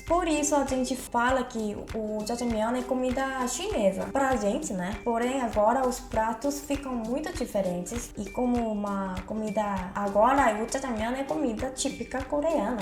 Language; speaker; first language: Portuguese; non-native, fluent; Korean